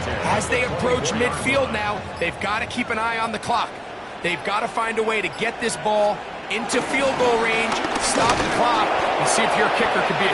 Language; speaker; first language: English; native; English